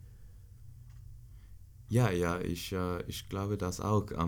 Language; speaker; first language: German; non-native, learner; English